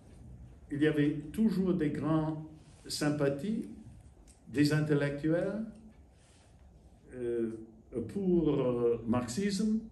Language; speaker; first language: French; non-native, fluent; English